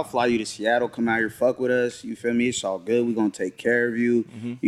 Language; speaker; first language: English; native; English